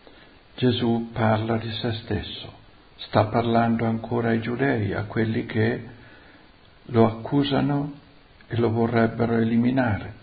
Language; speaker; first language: Italian; native; Italian